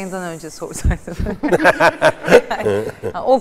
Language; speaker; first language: Turkish; native; Turkish